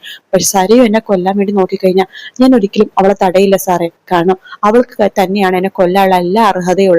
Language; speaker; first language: Malayalam; native; Malayalam